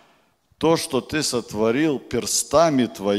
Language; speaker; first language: Polish; non-native, learner; Russian